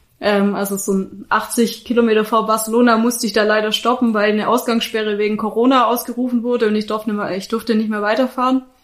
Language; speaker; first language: German; native; German